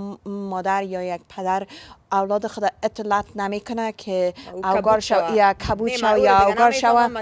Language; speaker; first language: Persian; early bilingual, heritage; Persian